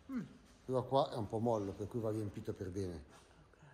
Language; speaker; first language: Italian; native; Italian